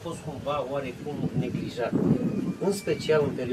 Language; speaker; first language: Romanian; non-native, local second language; Turkish